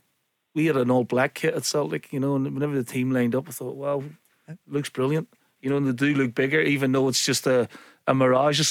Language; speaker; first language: English; native; English